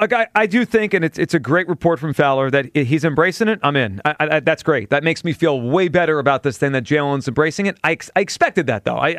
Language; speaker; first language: English; native; English